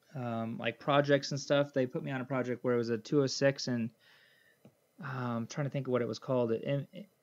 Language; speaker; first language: English; native; English